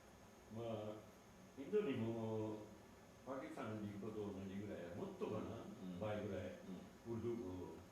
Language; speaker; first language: Japanese; non-native, learner; Urdu